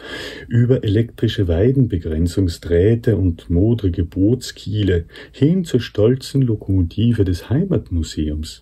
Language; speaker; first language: German; native; German